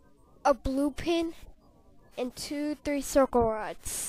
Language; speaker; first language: English; native; English